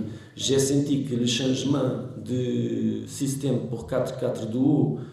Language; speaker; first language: French; non-native, learner; Portuguese